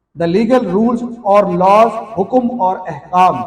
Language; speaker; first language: English; non-native, local second language; Urdu